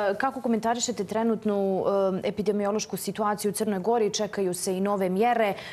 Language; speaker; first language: Serbian; native; Serbian